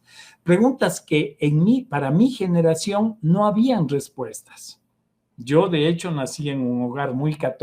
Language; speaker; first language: Spanish; native; Spanish